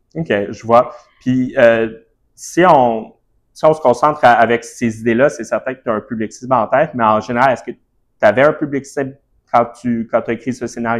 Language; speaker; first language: French; native; French